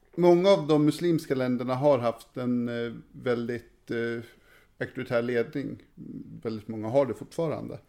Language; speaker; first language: Swedish; native; Swedish